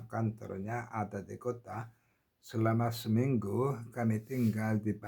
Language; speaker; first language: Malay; non-native, learner; Korean